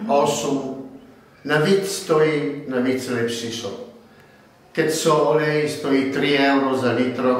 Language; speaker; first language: Czech; non-native, learner; Italian